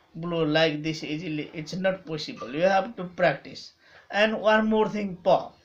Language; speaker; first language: English; non-native, local second language; Nepali